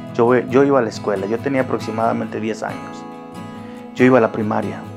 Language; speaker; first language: Spanish; native; Spanish